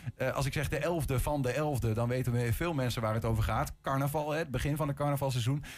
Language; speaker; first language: Dutch; native; Dutch